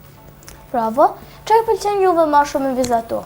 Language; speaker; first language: Albanian; native; Albanian